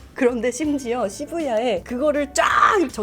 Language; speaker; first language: Korean; native; Korean